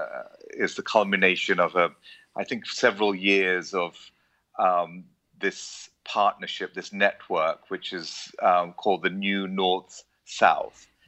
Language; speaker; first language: English; native; English